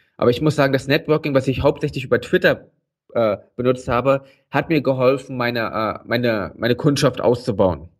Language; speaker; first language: German; native; German